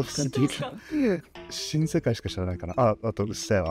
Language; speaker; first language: Japanese; early bilingual, heritage; Japanese